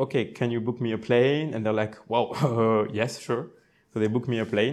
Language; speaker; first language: English; non-native, fluent; French